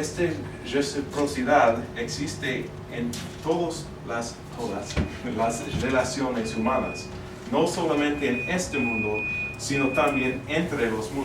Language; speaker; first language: Spanish; non-native, fluent; English